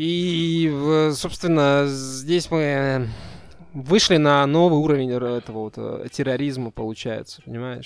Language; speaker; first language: Russian; native; Russian